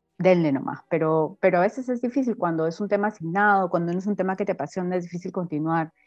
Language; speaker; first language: Spanish; native; Spanish